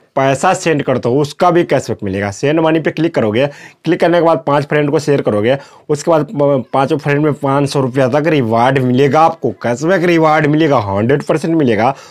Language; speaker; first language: Hindi; native; Hindi